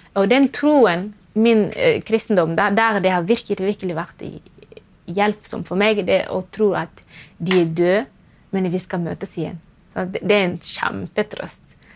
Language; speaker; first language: Norwegian; non-native, fluent; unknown